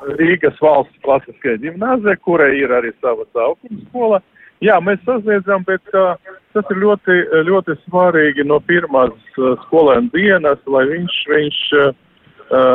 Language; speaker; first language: Latvian; non-native, local second language; Russian